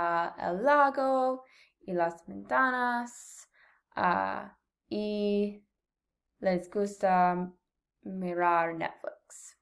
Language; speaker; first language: Spanish; non-native, learner; English